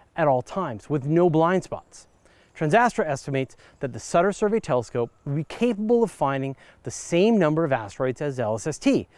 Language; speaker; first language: English; native; English